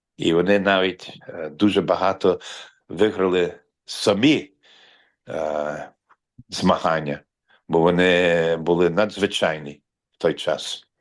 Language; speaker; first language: Ukrainian; early bilingual, heritage; Ukrainian